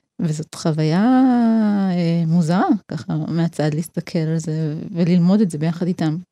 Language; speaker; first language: Hebrew; early bilingual, other home language; Amharic